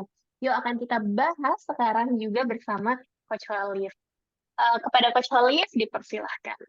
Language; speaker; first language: Indonesian; native; Indonesian